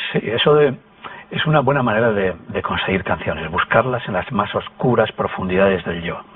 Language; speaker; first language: Spanish; native; Spanish